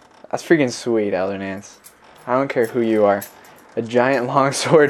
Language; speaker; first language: English; native; English